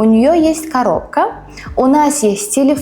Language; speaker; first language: Russian; non-native, fluent; Uzbek